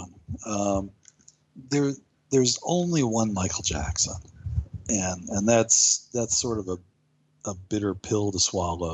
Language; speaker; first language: English; native; English